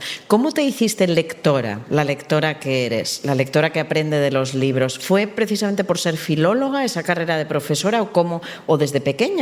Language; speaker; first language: Spanish; native; Spanish